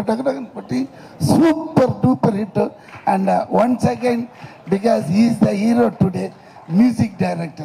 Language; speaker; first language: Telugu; non-native, learner; Tamil